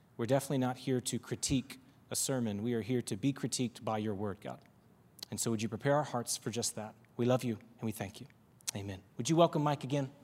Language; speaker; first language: English; native; English